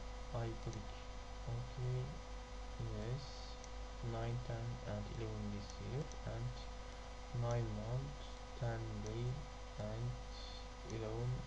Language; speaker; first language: English; non-native, learner; Turkish